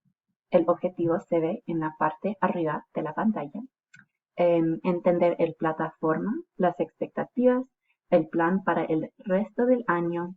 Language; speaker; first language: Spanish; non-native, fluent; English